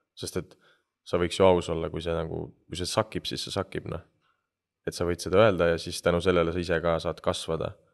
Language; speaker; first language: Estonian; native; Estonian